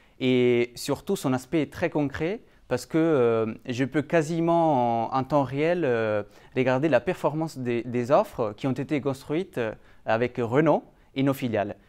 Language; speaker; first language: French; native; French